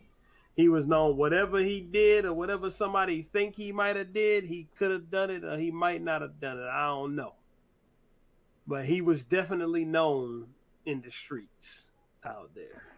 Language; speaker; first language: English; native; English